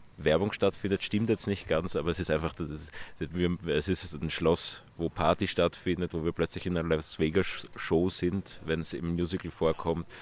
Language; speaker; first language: German; native; German